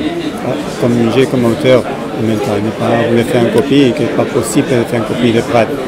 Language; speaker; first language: French; non-native, fluent; Spanish